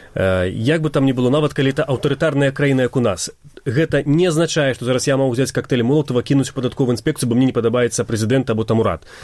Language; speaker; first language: Belarusian; native; Belarusian